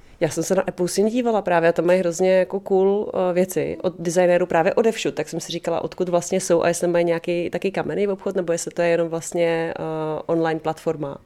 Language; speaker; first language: Czech; native; Czech